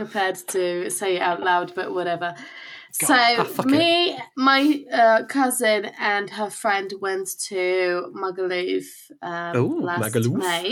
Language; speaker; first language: English; non-native, fluent; Polish